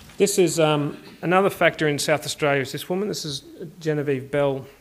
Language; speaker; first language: English; native; English